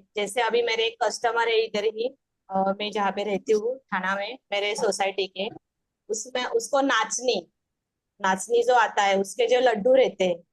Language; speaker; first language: Hindi; non-native, local second language; Marathi